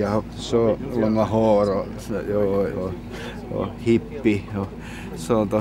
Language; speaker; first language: Swedish; non-native, local second language; Finnish